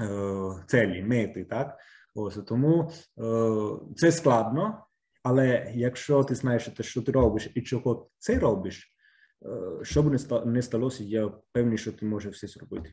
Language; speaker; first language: Ukrainian; non-native, fluent; Italian